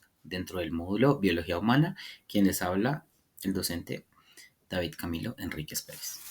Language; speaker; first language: Spanish; native; Spanish